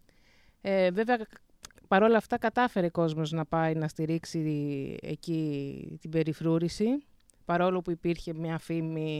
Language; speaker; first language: Greek; native; Greek